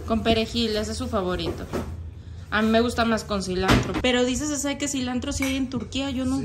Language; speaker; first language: Spanish; native; Spanish